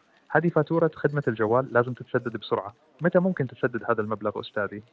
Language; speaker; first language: Arabic; native; Arabic